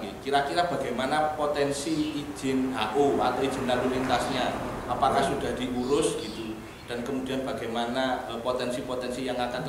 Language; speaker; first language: Indonesian; native; Indonesian